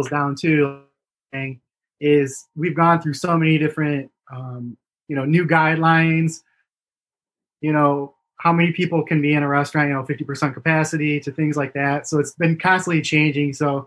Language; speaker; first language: English; native; English